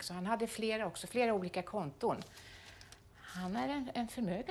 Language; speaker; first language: Swedish; native; Swedish